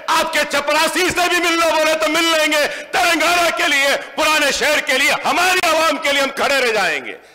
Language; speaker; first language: Hindi; non-native, local second language; Urdu